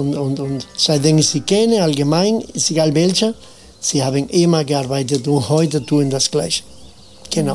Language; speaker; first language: German; non-native, fluent; Spanish